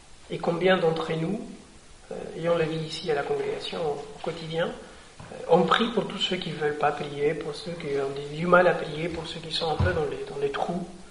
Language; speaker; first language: French; non-native, fluent; Spanish